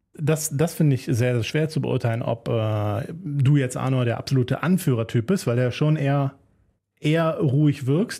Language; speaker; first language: German; native; German